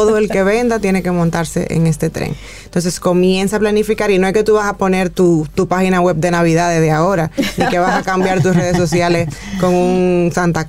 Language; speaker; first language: Spanish; native; Spanish